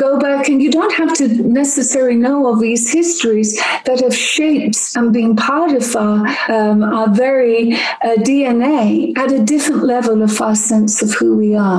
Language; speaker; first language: English; native; English